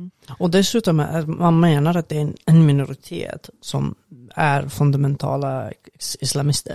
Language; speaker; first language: Swedish; non-native, fluent; Arabic